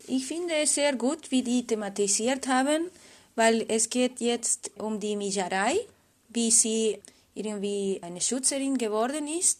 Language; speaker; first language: German; non-native, fluent; Spanish